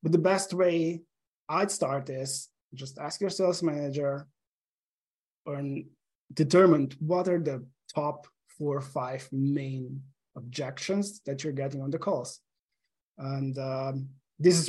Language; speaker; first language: English; non-native, fluent; Slovenian